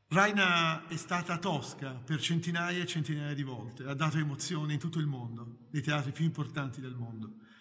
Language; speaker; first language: Italian; native; Italian